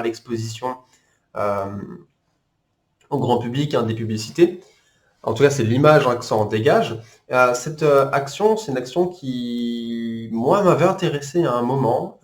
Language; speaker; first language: French; native; French